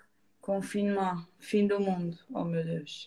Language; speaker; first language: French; non-native, learner; Portuguese